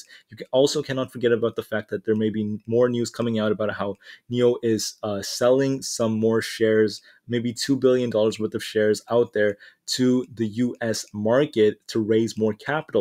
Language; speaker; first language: English; native; English